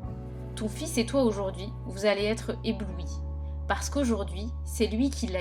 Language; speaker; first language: French; native; French